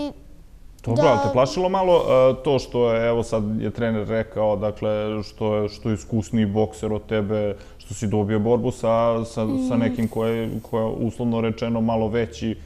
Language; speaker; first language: Serbian; native; Serbian